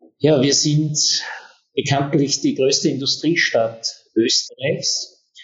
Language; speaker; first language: German; native; German